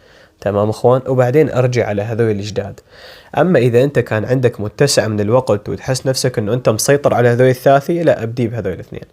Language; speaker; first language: Arabic; native; Arabic